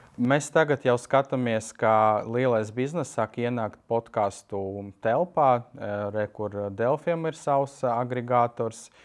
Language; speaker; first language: Latvian; non-native, local second language; Russian